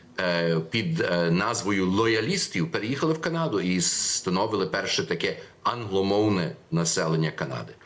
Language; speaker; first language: Ukrainian; early bilingual, heritage; Ukrainian